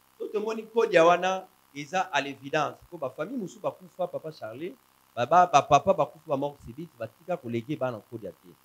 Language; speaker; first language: Lingala; non-native, local second language; Kongo